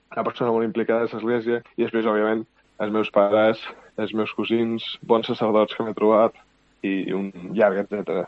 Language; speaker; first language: Catalan; native; Catalan